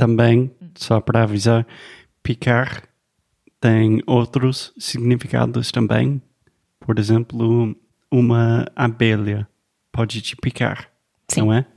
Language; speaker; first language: Portuguese; non-native, fluent; English